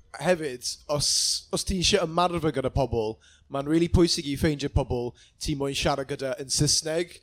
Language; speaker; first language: Welsh; non-native, local second language; English